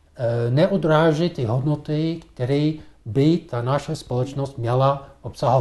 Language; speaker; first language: Czech; non-native, fluent; English